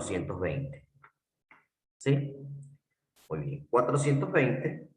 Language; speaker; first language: Spanish; native; Spanish